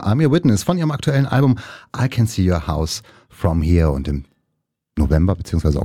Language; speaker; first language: German; native; German